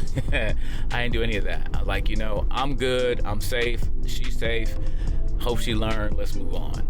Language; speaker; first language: English; native; English